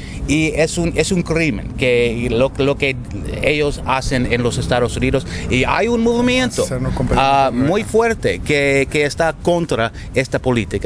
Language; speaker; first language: Spanish; non-native, fluent; English